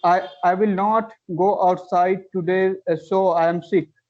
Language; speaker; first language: English; non-native, learner; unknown